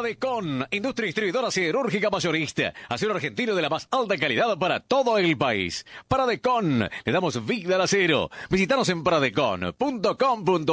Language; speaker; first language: Spanish; native; Spanish